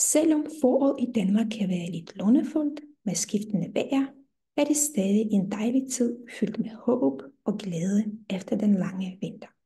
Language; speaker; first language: Danish; non-native, fluent; Russian